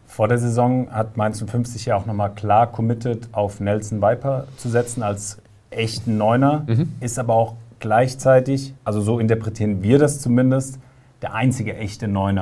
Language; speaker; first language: German; native; German